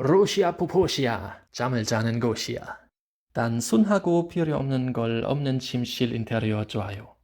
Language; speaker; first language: Korean; non-native, fluent; German